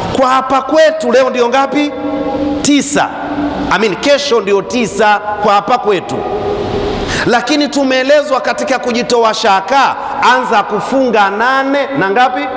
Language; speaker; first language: Swahili; non-native, local second language; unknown